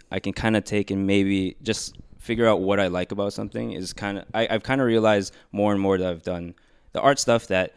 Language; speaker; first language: English; early bilingual, other home language; Filipino